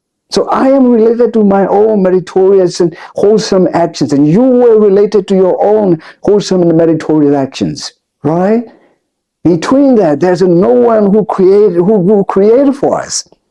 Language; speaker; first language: English; non-native, fluent; Burmese